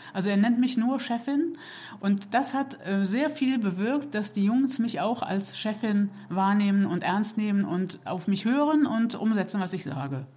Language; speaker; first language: German; native; German